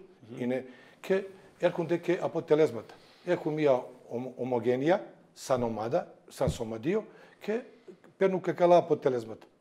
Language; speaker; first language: Greek; non-native, fluent; Serbian